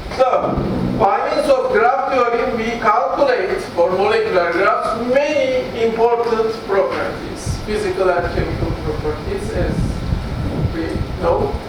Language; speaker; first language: English; non-native, fluent; Turkish